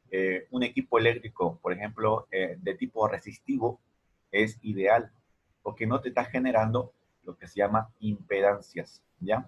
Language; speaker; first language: Spanish; native; Spanish